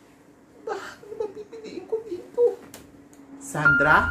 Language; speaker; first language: Filipino; native; Filipino